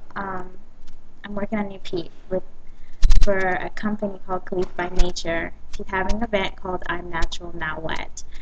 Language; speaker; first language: English; native; English